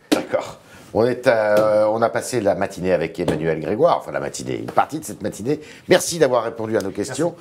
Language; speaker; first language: French; native; French